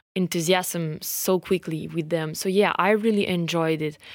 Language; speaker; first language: English; non-native, fluent; French